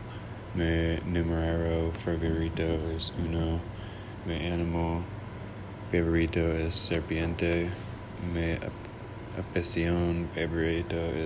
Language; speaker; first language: Spanish; non-native, learner; English